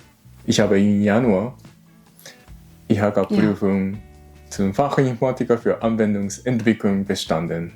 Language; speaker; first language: German; non-native, learner; Japanese